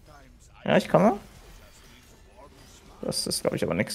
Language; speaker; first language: German; native; German